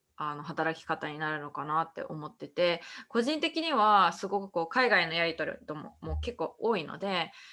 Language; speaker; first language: Japanese; early bilingual, heritage; Japanese